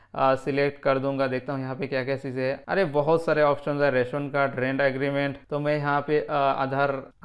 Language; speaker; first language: Hindi; non-native, local second language; Bangla